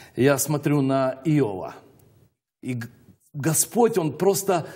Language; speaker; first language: Russian; native; Russian